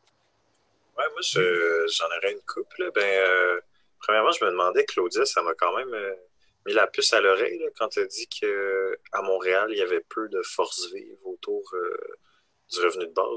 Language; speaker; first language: French; native; French